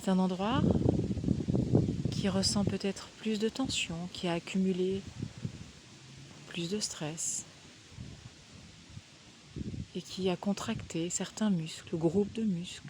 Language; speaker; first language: French; native; French